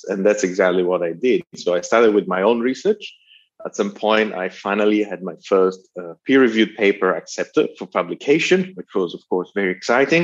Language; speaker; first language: English; non-native, fluent; Italian